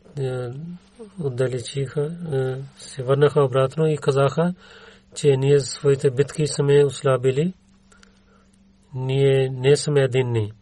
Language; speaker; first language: Bulgarian; non-native, learner; Urdu